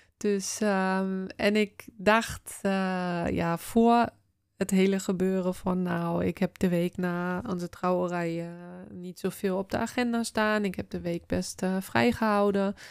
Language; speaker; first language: Dutch; non-native, fluent; German